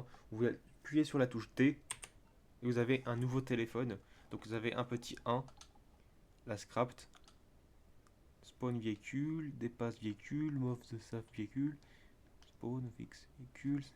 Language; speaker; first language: French; native; French